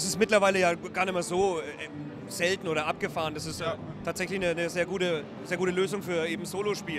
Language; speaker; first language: German; native; German